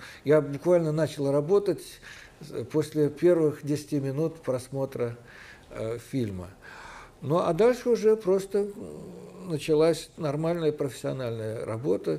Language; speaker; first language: Russian; native; Russian